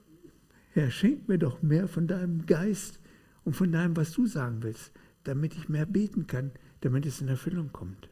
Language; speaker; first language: German; native; German